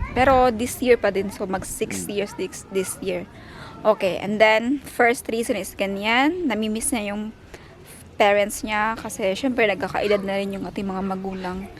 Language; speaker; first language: Filipino; non-native, local second language; Cebuano